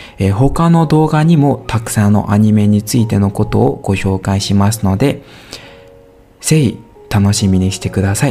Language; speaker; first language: Japanese; non-native, learner; Burmese